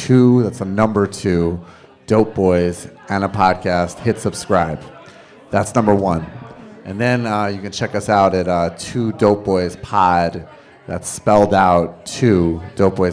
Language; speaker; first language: English; native; English